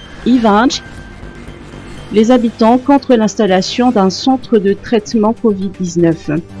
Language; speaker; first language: French; non-native, local second language; Malagasy